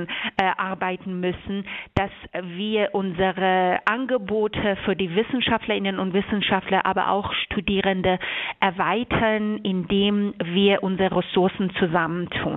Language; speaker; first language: German; non-native, fluent; Persian